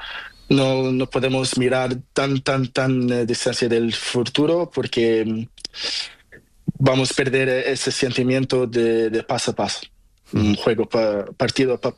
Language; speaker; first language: Spanish; non-native, learner; Portuguese